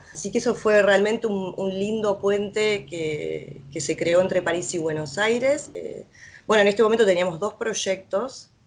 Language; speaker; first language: Spanish; native; Spanish